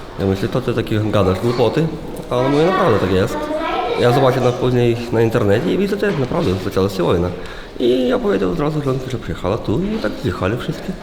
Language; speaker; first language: Polish; non-native, learner; Ukrainian